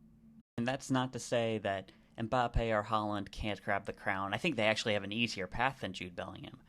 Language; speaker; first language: English; native; English